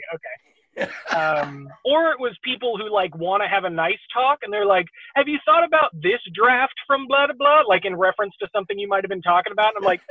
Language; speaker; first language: English; native; English